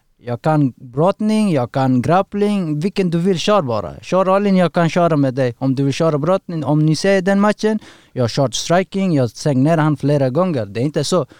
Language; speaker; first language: Swedish; non-native, learner; Persian